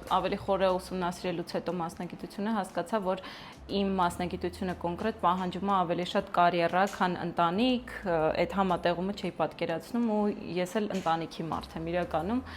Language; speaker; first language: Armenian; native; Armenian